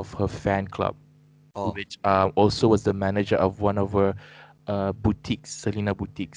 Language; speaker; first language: English; native; English